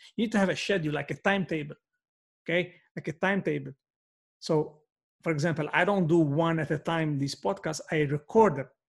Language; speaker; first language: English; non-native, fluent; Maltese